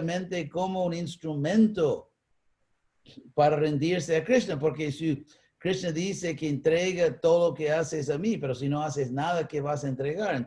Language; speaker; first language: Spanish; non-native, fluent; English